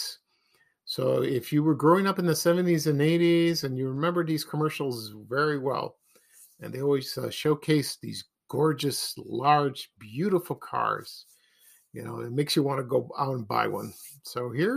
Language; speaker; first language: English; native; English